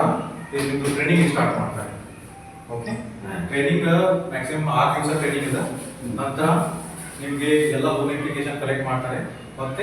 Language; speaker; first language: Kannada; non-native, local second language; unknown